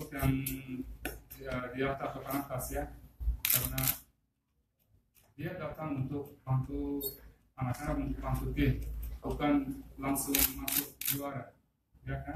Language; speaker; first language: Indonesian; non-native, fluent; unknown